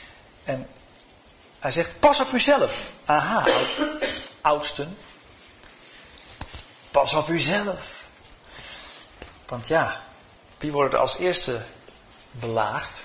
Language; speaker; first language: Dutch; native; Dutch